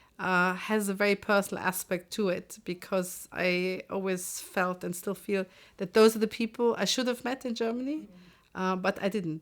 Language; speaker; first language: English; non-native, fluent; German